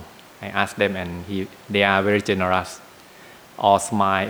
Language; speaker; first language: English; non-native, learner; Thai